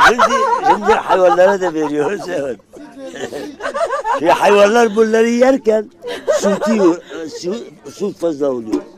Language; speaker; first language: Turkish; non-native, local second language; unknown